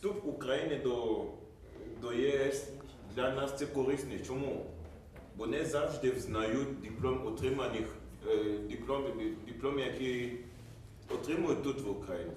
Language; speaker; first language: Ukrainian; non-native, learner; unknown